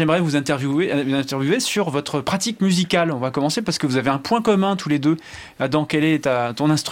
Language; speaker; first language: French; native; French